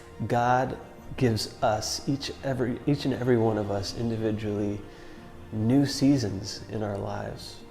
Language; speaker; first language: English; native; English